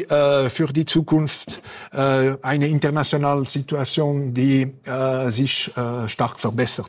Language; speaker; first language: German; non-native, local second language; French